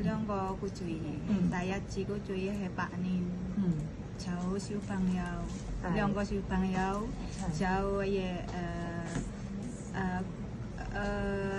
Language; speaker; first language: Cantonese; non-native, learner; Indonesian